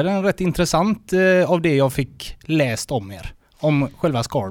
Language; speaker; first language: Swedish; native; Swedish